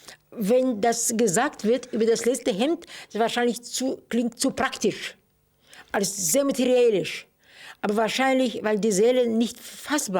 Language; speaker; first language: German; non-native, fluent; Russian